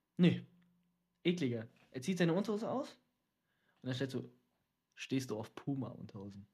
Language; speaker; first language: German; early bilingual, other home language; Dutch